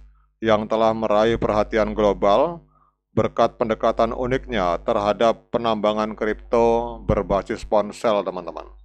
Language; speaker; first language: Indonesian; native; Indonesian